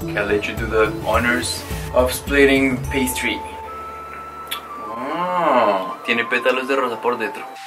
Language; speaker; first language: English; non-native, fluent; Spanish